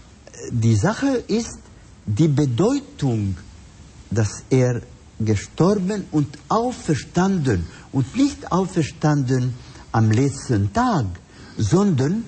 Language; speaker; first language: German; non-native, fluent; Arabic